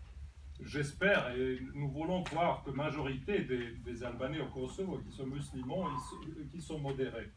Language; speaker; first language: French; non-native, fluent; Serbian